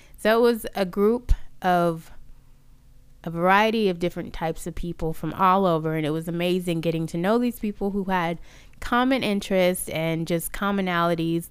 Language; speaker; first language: English; native; English